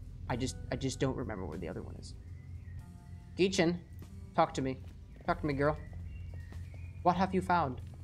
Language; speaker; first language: English; native; English